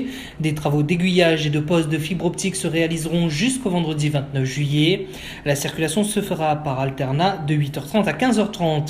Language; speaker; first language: French; native; French